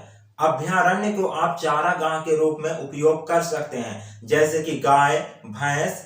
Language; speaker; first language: Hindi; native; Hindi